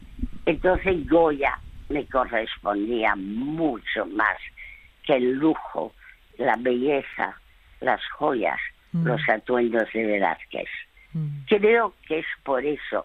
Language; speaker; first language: Spanish; early bilingual, other home language; French